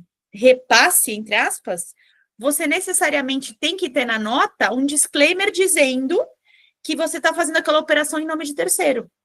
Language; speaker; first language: Portuguese; native; Portuguese